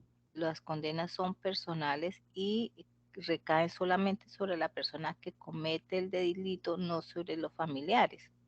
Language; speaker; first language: Spanish; native; Spanish